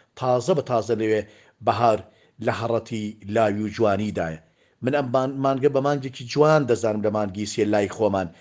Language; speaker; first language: Central Kurdish; native; Central Kurdish